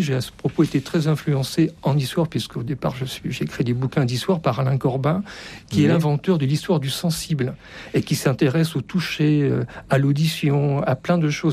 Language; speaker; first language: French; native; French